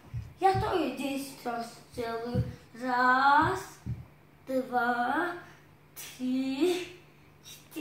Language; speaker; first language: Russian; non-native, learner; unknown